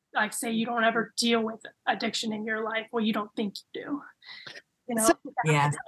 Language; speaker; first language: English; native; English